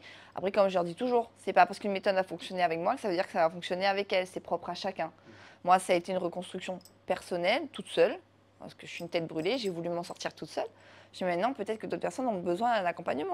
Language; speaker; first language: French; native; French